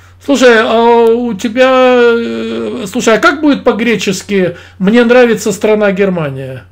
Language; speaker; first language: Russian; native; Russian